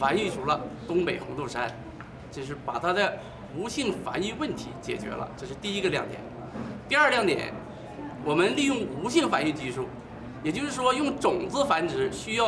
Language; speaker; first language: Chinese; native; Chinese